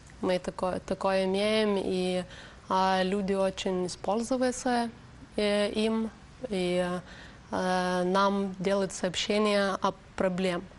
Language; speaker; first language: Russian; non-native, learner; Lithuanian